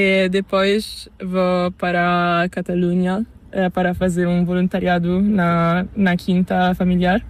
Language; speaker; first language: Spanish; non-native, learner; Italian